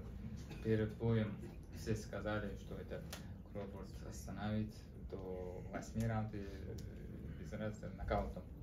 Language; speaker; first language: Russian; non-native, learner; Uzbek